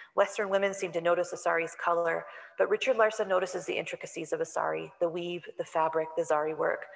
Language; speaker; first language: English; native; English